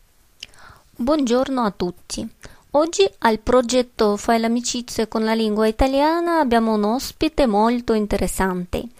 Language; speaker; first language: Italian; non-native, fluent; Russian